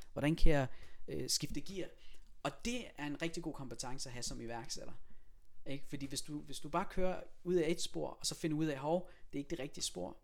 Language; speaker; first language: Danish; early bilingual, other home language; Persian